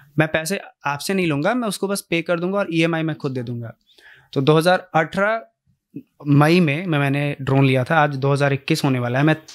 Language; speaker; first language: Hindi; native; Hindi